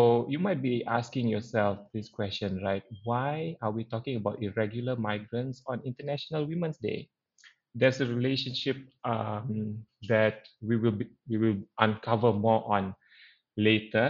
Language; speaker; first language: English; non-native, local second language; Malay